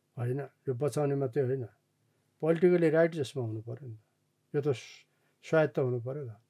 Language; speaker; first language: Nepali; non-native, local second language; Eastern Tamang